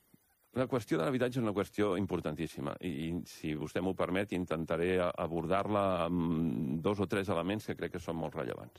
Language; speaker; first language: Catalan; native; Catalan